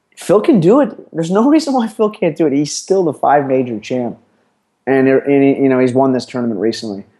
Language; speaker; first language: English; native; English